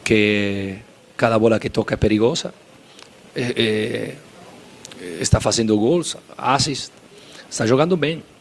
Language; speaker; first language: Portuguese; non-native, fluent; Spanish